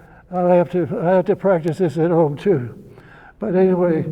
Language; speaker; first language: English; native; English